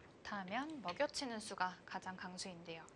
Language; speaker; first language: Korean; native; Korean